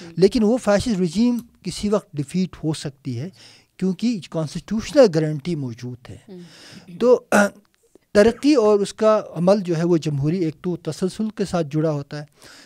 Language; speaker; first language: Urdu; non-native, local second language; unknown